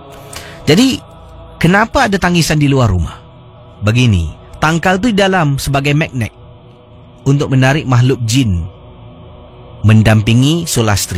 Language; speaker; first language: Malay; native; Malay